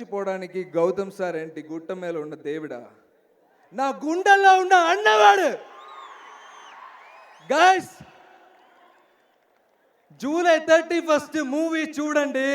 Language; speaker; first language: Telugu; non-native, learner; Malayalam